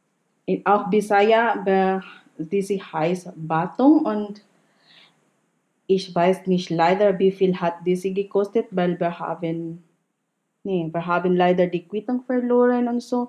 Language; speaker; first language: German; non-native, learner; Filipino